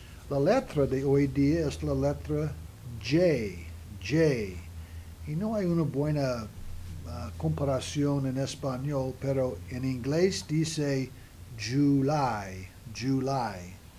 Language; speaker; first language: Spanish; non-native, learner; English